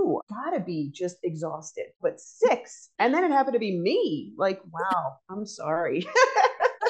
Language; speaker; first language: English; native; English